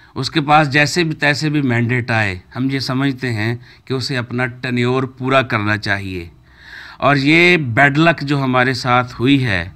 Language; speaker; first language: Urdu; non-native, local second language; Punjabi